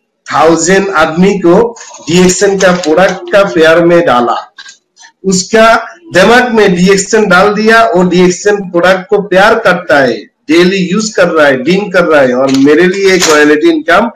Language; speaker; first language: Hindi; non-native, fluent; Bangla